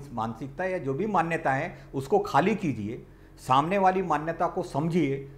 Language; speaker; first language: Hindi; non-native, local second language; Marathi